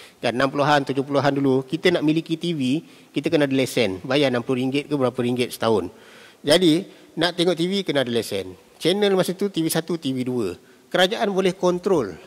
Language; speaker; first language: Malay; native; Malay